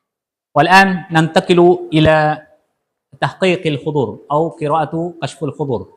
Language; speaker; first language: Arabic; non-native, fluent; Indonesian